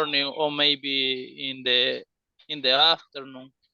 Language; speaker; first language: English; non-native, learner; Spanish